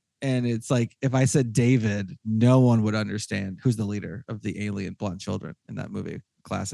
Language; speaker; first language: English; native; English